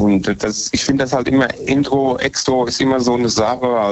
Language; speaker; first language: German; native; German